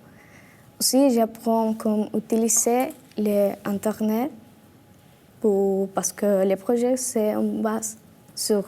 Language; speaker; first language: French; non-native, learner; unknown